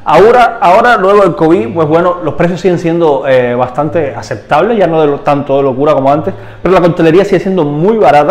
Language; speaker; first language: Spanish; native; Spanish